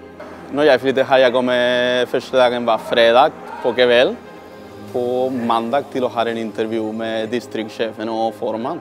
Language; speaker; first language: Norwegian; non-native, learner; Spanish